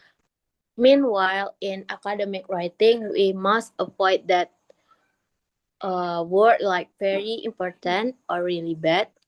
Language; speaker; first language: English; non-native, learner; Indonesian